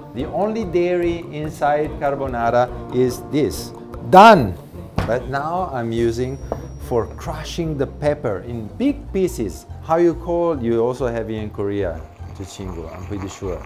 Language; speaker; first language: English; non-native, fluent; Italian